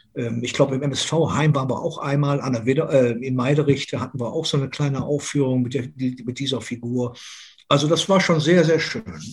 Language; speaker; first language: German; native; German